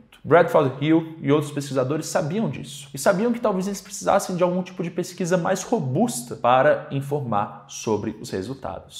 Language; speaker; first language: Portuguese; native; Portuguese